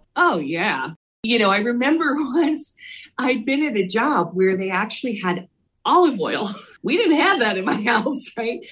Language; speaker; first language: English; native; English